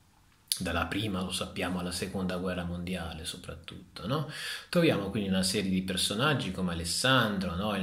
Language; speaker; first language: Italian; native; Italian